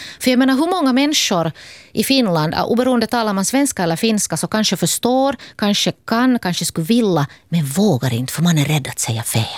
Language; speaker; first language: Swedish; native; Swedish